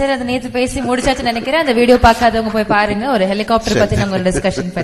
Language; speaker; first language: Tamil; native; Tamil